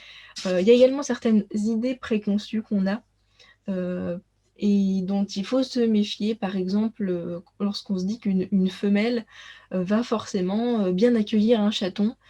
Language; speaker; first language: French; native; French